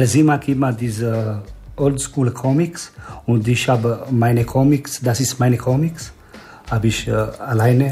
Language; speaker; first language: German; non-native, learner; Italian